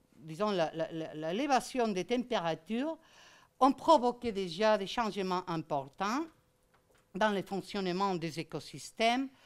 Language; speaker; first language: French; non-native, fluent; Spanish